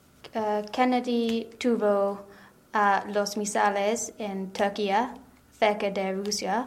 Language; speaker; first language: Spanish; non-native, learner; English